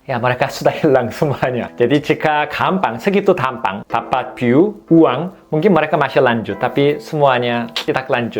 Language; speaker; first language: Indonesian; non-native, fluent; Korean